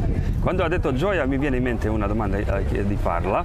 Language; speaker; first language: Italian; non-native, fluent; Croatian